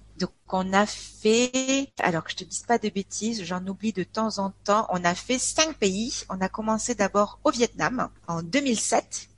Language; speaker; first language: French; native; French